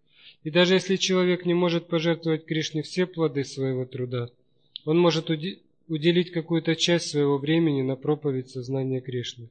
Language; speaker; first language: Russian; native; Russian